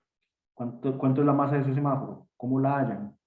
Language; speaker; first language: Spanish; native; Spanish